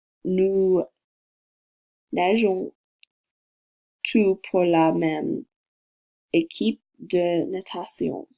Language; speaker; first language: French; non-native, learner; English